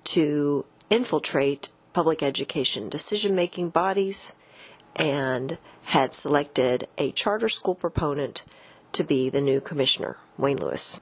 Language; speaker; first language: English; native; English